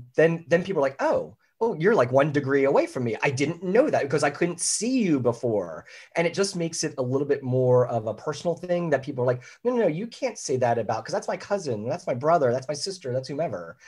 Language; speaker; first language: English; native; English